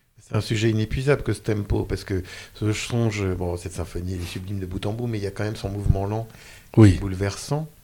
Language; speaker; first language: French; native; French